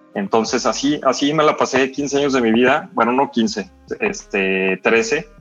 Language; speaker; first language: Spanish; native; Spanish